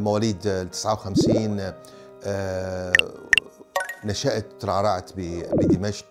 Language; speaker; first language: Arabic; native; Arabic